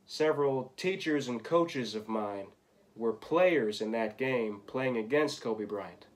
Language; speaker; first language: English; native; English